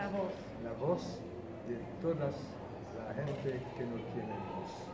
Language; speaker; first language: Spanish; non-native, fluent; Haitian Creole